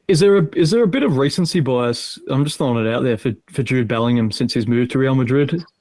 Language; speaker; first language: English; native; English